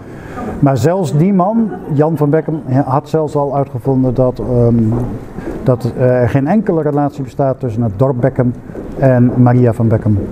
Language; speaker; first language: Dutch; native; Dutch